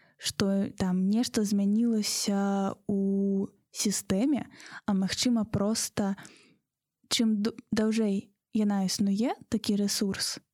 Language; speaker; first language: Belarusian; non-native, local second language; Russian